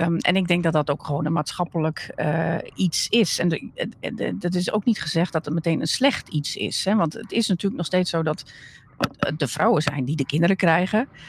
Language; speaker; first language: Dutch; native; Dutch